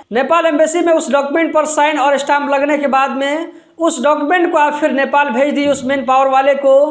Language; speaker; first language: Hindi; native; Hindi